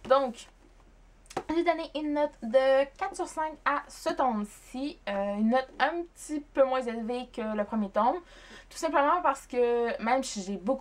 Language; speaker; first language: French; native; French